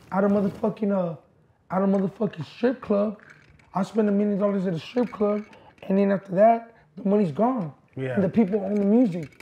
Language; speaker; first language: English; native; English